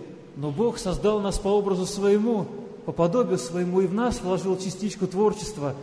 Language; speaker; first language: Russian; native; Russian